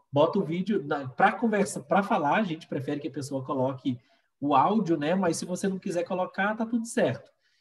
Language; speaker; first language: Portuguese; native; Portuguese